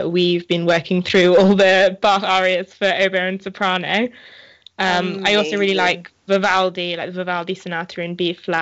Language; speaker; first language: English; native; English